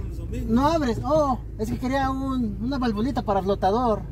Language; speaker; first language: Spanish; native; Spanish